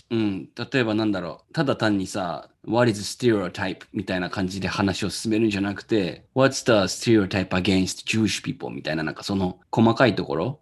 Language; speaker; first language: Japanese; native; Japanese